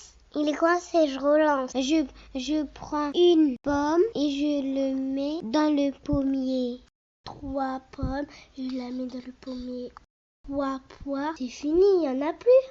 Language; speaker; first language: French; native; French